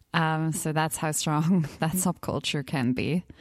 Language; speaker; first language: English; non-native, fluent; German